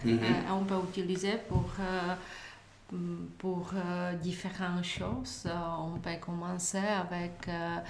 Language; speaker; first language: French; non-native, learner; Czech